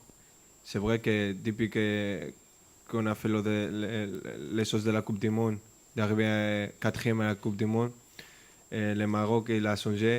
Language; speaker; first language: French; non-native, fluent; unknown